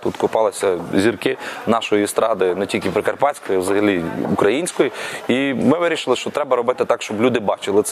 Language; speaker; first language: Ukrainian; native; Ukrainian